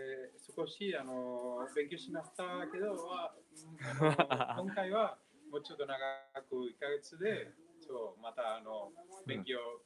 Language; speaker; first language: Japanese; non-native, learner; Spanish